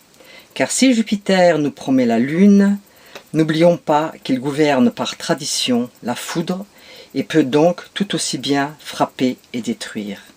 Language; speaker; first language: French; native; French